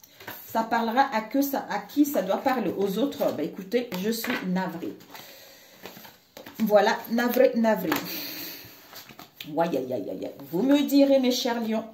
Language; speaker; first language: French; native; French